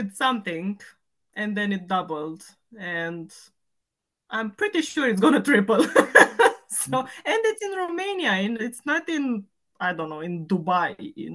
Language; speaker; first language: English; non-native, fluent; Romanian